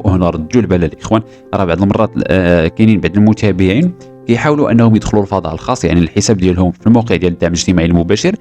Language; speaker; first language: Arabic; native; Arabic